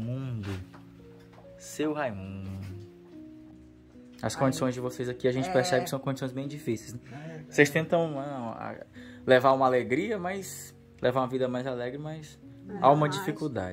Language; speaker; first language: Portuguese; native; Portuguese